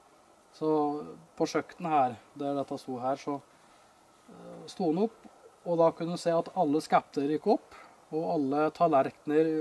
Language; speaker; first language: Norwegian; native; Norwegian